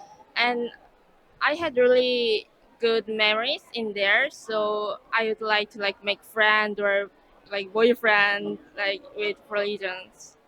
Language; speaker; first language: English; non-native, learner; Korean